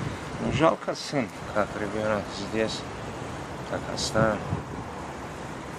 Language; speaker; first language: Russian; non-native, learner; Turkish